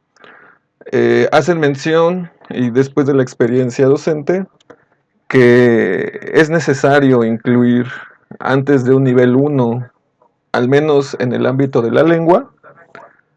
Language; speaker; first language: Spanish; native; Spanish